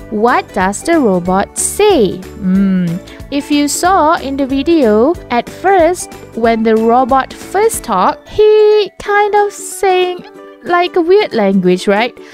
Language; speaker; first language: English; non-native, local second language; Malay